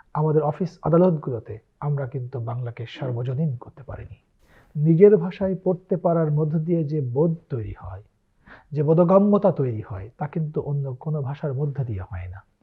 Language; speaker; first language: Bangla; native; Bangla